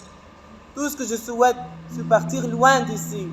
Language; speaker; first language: French; non-native, learner; Arabic